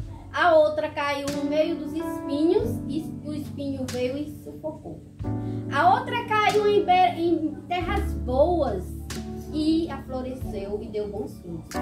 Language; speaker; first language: Portuguese; native; Portuguese